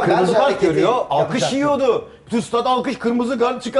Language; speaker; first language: Turkish; native; Turkish